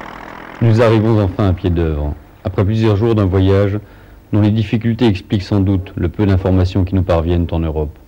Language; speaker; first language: French; native; French